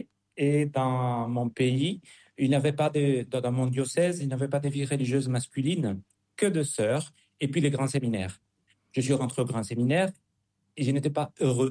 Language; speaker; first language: French; non-native, fluent; Spanish